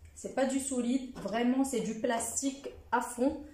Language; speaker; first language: French; non-native, local second language; Arabic